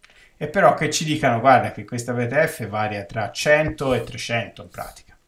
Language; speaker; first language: Italian; native; Italian